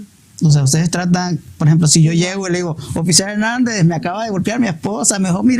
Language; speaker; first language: Spanish; native; Spanish